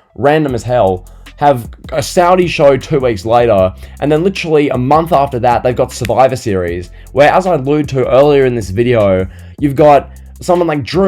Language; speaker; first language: English; native; English